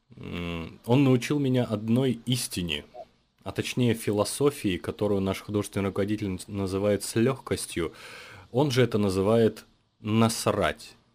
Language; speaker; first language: Russian; native; Russian